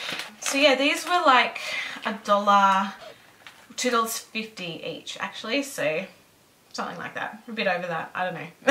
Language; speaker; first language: English; native; English